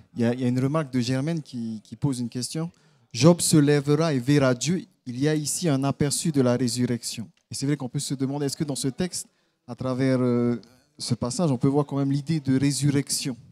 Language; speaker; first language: French; native; French